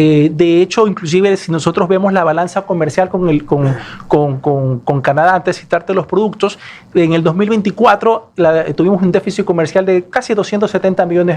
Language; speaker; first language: Spanish; native; Spanish